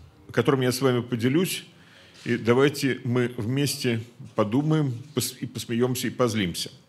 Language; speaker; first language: Russian; native; Russian